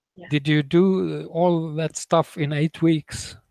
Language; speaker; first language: English; non-native, learner; Spanish